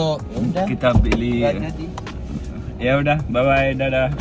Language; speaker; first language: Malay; non-native, learner; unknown